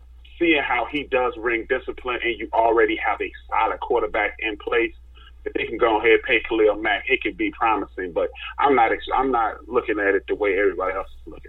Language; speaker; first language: English; native; English